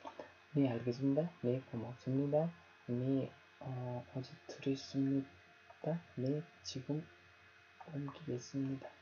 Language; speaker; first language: Korean; non-native, learner; Nepali